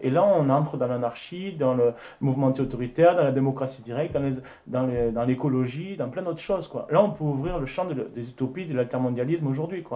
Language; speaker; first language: French; native; French